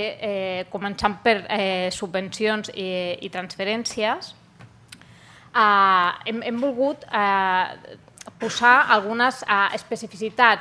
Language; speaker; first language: Catalan; native; Catalan